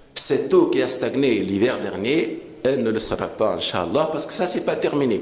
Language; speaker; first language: French; non-native, local second language; Arabic